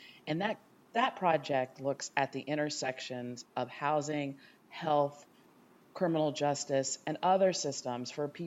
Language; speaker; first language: English; native; English